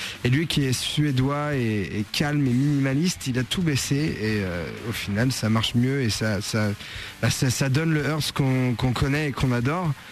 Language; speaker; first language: French; native; French